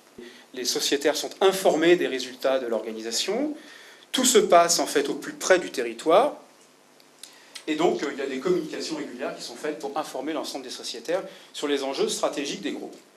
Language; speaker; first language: French; native; French